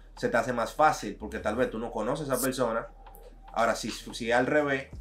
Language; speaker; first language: Spanish; native; Spanish